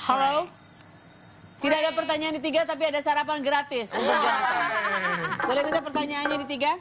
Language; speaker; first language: Indonesian; native; Indonesian